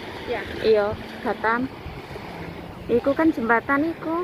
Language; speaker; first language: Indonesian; non-native, local second language; Javanese